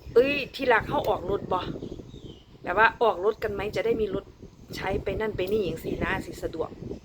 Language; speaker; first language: Thai; native; Thai